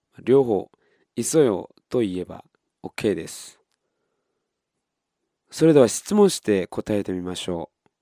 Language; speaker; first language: Japanese; non-native, fluent; Korean